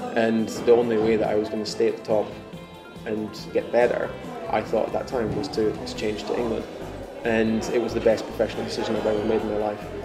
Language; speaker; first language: English; native; English